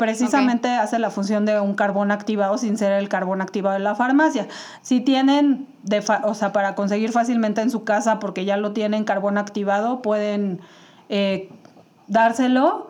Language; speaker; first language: Spanish; native; Spanish